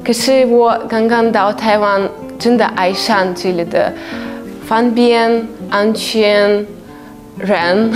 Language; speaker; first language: Chinese; non-native, fluent; Russian